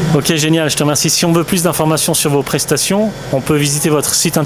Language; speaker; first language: French; native; French